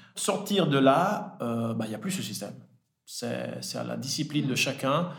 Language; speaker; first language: French; early bilingual, other home language; Italian